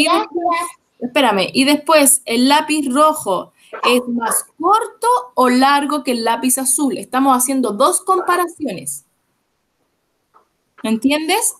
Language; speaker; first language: Spanish; native; Spanish